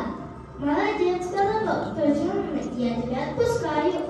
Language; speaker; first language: Russian; non-native, learner; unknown